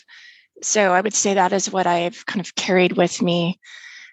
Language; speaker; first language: English; native; English